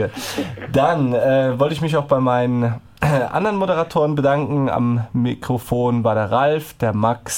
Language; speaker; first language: German; native; German